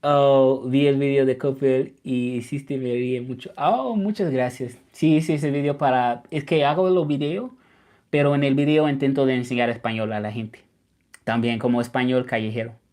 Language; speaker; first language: Spanish; non-native, fluent; English